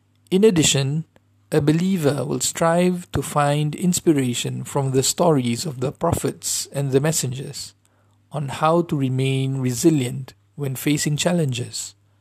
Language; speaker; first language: English; non-native, local second language; Malay